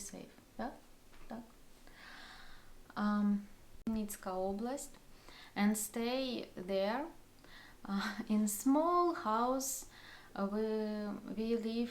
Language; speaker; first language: English; non-native, learner; Russian